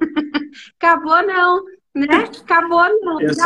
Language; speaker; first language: Portuguese; native; Portuguese